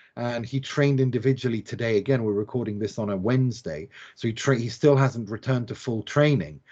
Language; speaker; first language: English; non-native, fluent; Swedish